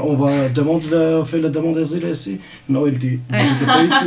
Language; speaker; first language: French; non-native, learner; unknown